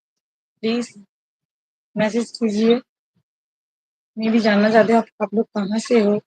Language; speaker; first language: Hindi; non-native, local second language; Bangla